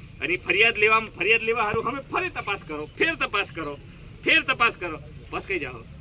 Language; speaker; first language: Gujarati; native; Gujarati